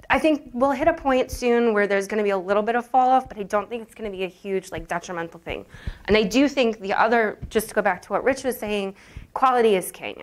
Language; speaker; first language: English; native; English